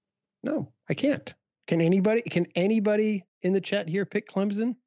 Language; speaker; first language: English; native; English